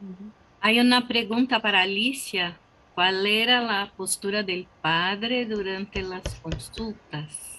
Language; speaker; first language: Spanish; non-native, fluent; Portuguese